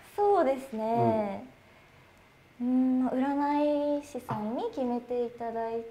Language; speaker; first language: Japanese; native; Japanese